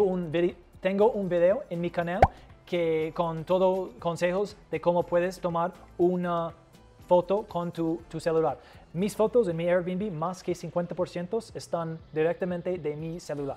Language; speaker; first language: Spanish; non-native, fluent; English